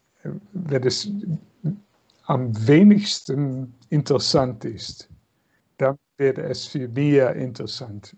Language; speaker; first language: German; non-native, fluent; Dutch